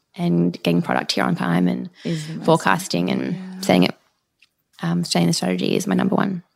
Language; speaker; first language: English; native; English